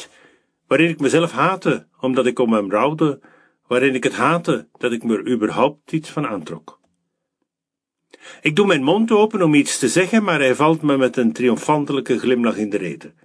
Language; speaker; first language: Dutch; native; Dutch